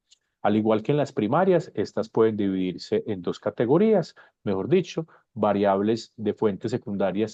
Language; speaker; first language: Spanish; native; Spanish